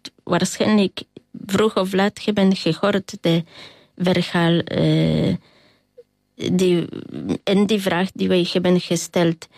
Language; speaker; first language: Dutch; non-native, learner; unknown